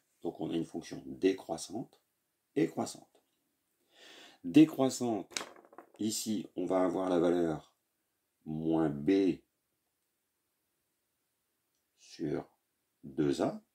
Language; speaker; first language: French; native; French